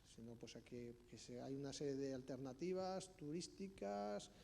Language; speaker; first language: Spanish; native; Spanish